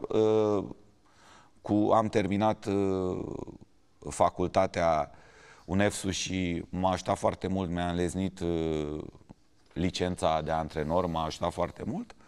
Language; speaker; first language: Romanian; native; Romanian